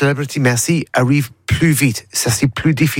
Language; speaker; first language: French; non-native, learner; English